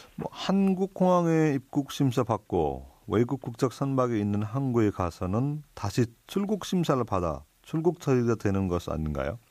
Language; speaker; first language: Korean; non-native, fluent; Nepali